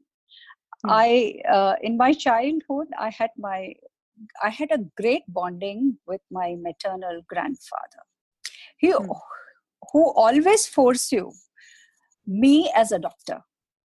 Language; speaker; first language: English; non-native, local second language; Hindi